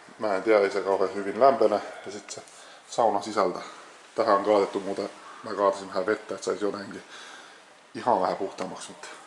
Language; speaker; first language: Finnish; native; Finnish